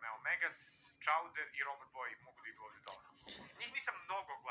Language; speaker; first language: Bosnian; native; Bosnian